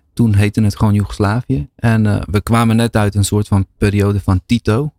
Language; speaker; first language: Dutch; native; Dutch